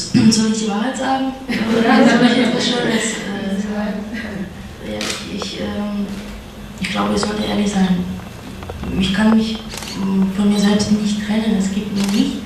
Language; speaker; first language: German; non-native, fluent; Russian